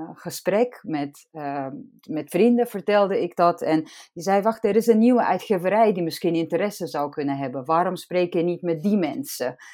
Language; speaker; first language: Dutch; non-native, fluent; Romanian